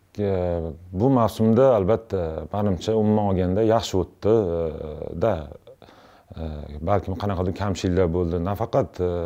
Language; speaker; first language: Uzbek; non-native, local second language; Russian